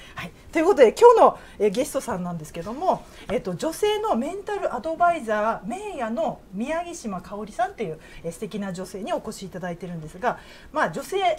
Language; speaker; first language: Japanese; native; Japanese